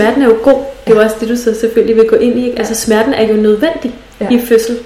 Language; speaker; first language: Danish; native; Danish